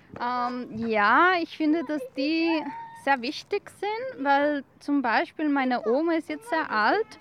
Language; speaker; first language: German; non-native, fluent; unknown